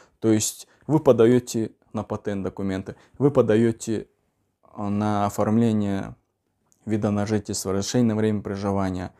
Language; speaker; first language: Russian; non-native, local second language; Uzbek